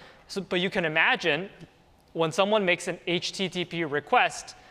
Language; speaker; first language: English; native; English